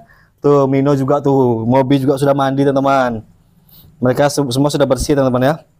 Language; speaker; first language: Indonesian; native; Indonesian